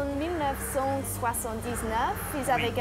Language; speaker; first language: French; non-native, fluent; English